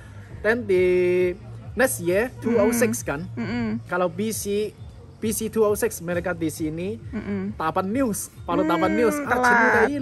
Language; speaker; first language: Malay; non-native, fluent; Chinese